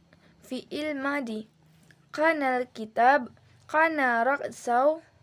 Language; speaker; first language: Arabic; non-native, learner; Indonesian